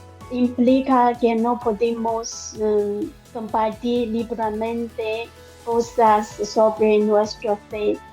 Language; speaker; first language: Spanish; non-native, learner; Chinese